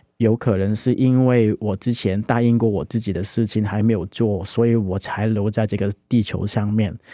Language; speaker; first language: Chinese; non-native, local second language; Cantonese